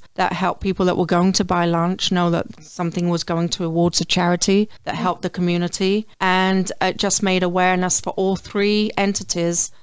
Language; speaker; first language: English; native; English